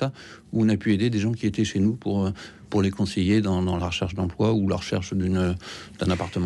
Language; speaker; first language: French; native; French